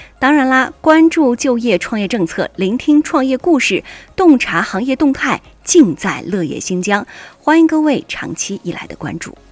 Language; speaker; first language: Chinese; native; Chinese